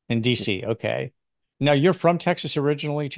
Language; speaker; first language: English; native; English